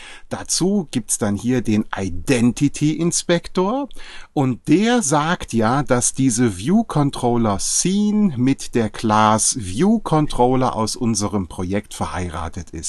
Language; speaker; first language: German; native; German